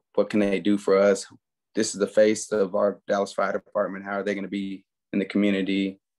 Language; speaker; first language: English; native; English